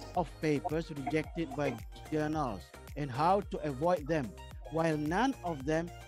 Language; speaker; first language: English; non-native, fluent; Indonesian